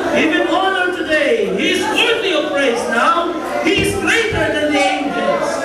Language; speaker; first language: English; non-native, local second language; Filipino